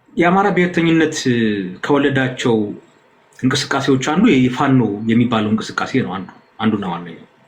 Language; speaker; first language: Amharic; native; Amharic